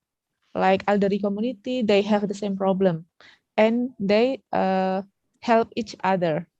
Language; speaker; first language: English; non-native, learner; Indonesian